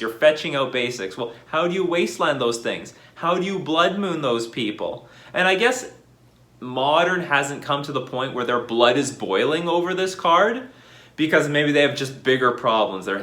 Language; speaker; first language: English; native; English